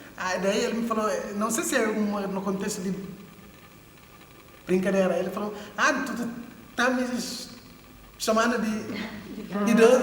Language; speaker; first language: Portuguese; non-native, local second language; Upper Guinea Crioulo